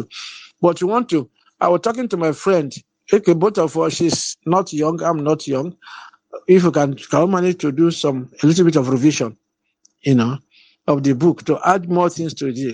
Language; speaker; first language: English; non-native, local second language; Igbo